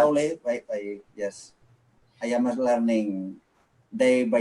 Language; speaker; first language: English; non-native, local second language; Catalan